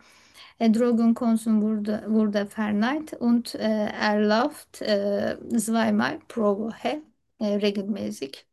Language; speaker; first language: German; non-native, learner; Turkish